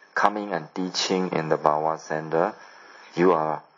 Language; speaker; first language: English; non-native, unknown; Burmese